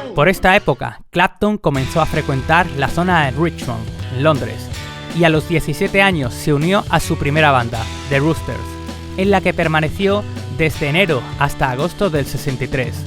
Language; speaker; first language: Spanish; native; Spanish